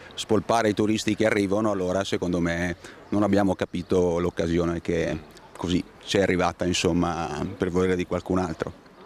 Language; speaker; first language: Italian; native; Italian